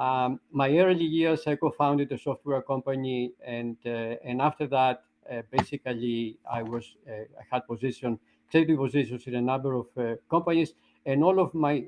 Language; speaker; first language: English; non-native, fluent; Greek